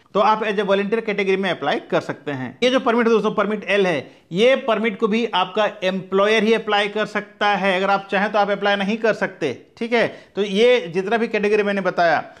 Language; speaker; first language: Hindi; native; Hindi